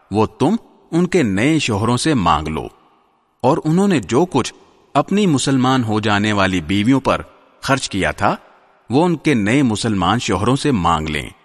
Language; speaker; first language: Urdu; native; Urdu